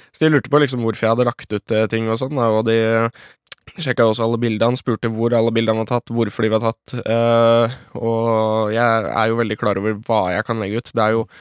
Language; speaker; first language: Norwegian; native; Norwegian